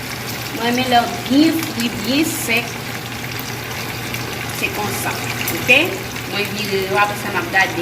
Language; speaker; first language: French; non-native, learner; Haitian Creole